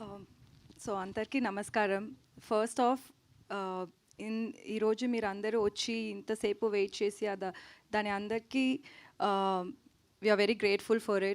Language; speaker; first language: Telugu; non-native, learner; Tamil